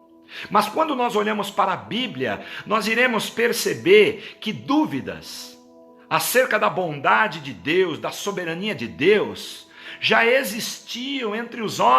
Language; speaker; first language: Portuguese; native; Portuguese